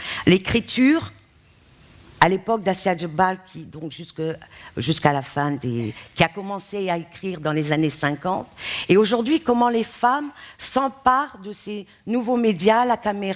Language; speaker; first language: French; non-native, local second language; Arabic